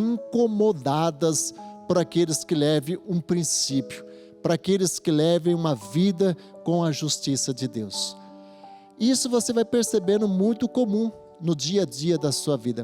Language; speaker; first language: Portuguese; native; Portuguese